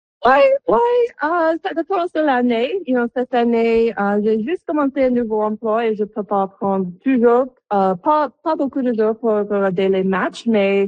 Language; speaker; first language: French; non-native, local second language; English